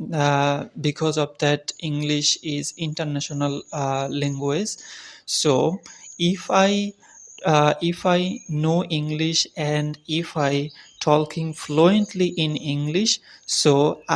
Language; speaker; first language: English; non-native, learner; Bangla